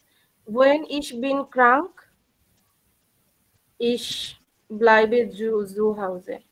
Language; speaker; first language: German; non-native, learner; Bangla